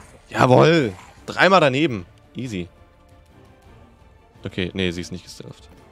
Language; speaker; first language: German; native; German